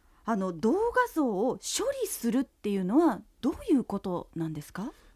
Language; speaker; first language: Japanese; native; Japanese